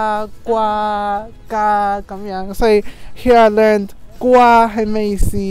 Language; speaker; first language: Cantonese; non-native, fluent; English